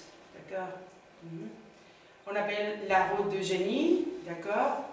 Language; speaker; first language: French; non-native, learner; Spanish